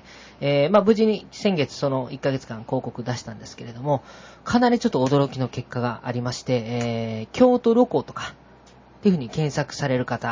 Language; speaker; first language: Japanese; native; Japanese